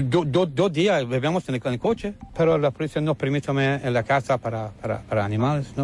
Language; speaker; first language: Spanish; non-native, learner; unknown